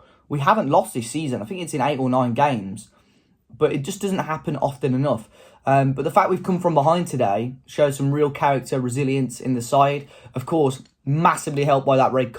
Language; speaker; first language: English; native; English